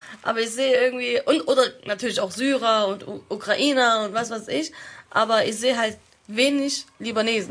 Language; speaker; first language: German; early bilingual, heritage; German